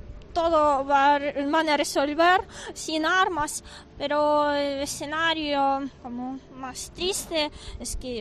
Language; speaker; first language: Spanish; non-native, fluent; Ukrainian